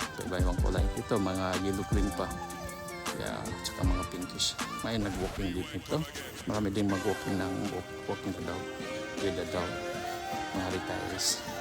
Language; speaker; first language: Filipino; non-native, local second language; Cebuano